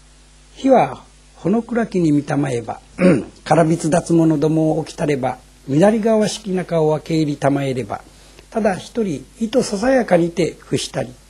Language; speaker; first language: Japanese; native; Japanese